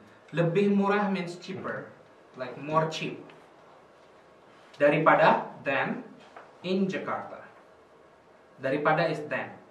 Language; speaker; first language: English; non-native, fluent; Indonesian